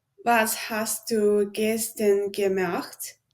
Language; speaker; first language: German; non-native, learner; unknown